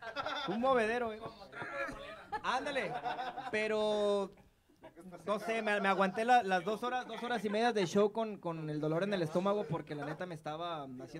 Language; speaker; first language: Spanish; native; Spanish